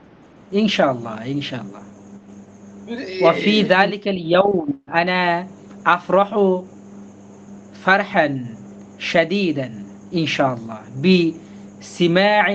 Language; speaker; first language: Arabic; non-native, fluent; Bangla